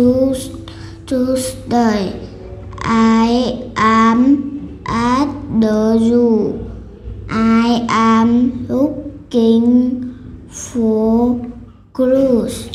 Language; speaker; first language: English; non-native, learner; Vietnamese